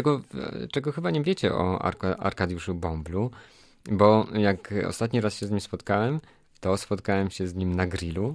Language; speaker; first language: Polish; native; Polish